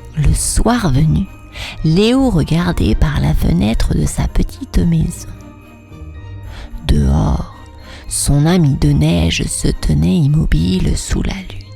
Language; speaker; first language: French; native; French